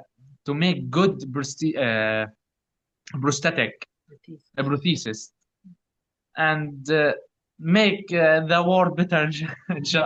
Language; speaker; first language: English; non-native, learner; Arabic